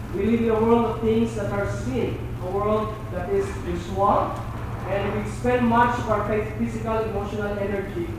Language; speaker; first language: English; non-native, local second language; Filipino